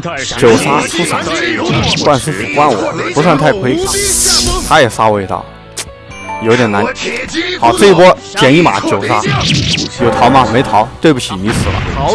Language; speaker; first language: Chinese; native; Chinese